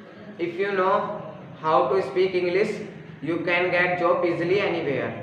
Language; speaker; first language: English; non-native, learner; Hindi